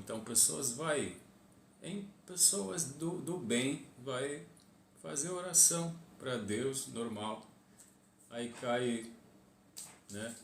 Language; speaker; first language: Portuguese; non-native, fluent; Arabic